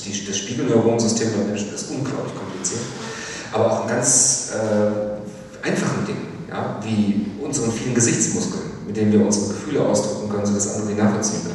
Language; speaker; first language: German; native; German